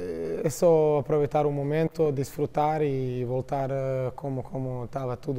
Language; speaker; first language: Portuguese; non-native, fluent; Croatian